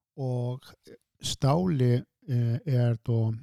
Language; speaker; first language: Swedish; non-native, fluent; Icelandic